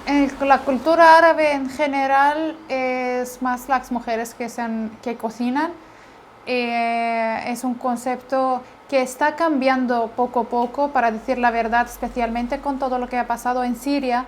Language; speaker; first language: Spanish; non-native, fluent; Arabic